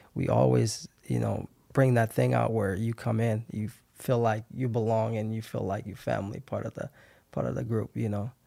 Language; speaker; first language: English; non-native, fluent; Haitian Creole